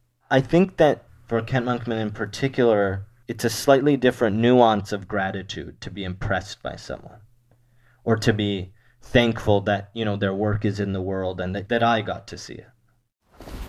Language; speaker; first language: English; native; English